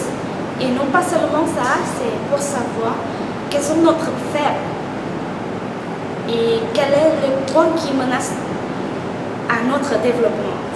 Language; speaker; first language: French; non-native, fluent; Lao